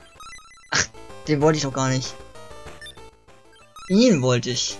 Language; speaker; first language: German; native; German